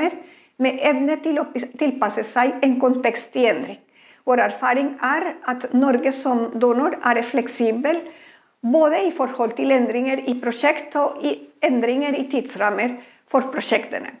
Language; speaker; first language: Norwegian; non-native, fluent; Spanish